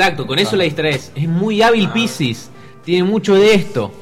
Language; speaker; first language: Spanish; native; Spanish